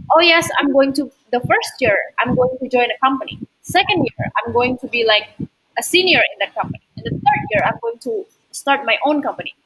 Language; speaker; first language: English; non-native, fluent; Indonesian